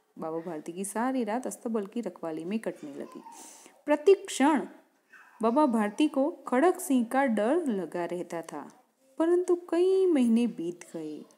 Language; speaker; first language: Hindi; non-native, local second language; Gujarati